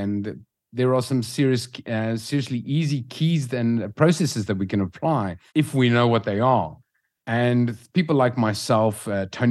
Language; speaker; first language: English; native; English